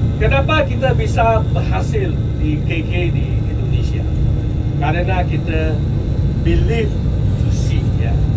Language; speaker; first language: Malay; non-native, local second language; Chinese